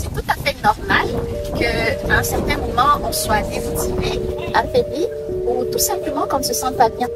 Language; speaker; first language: French; native; French